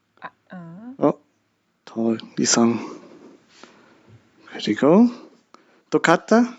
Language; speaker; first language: Korean; non-native, learner; English